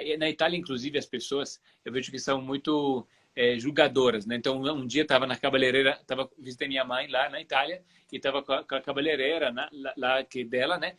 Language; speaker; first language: Portuguese; non-native, fluent; Italian